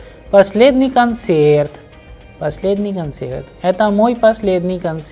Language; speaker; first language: Russian; non-native, fluent; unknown